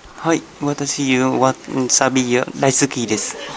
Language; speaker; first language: Japanese; non-native, learner; Vietnamese